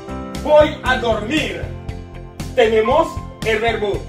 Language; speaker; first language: Spanish; non-native, fluent; Haitian Creole